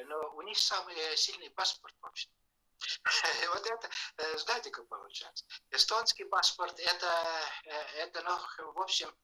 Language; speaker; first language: Russian; non-native, fluent; Estonian